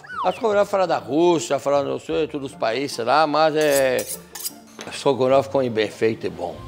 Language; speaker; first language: Portuguese; non-native, fluent; French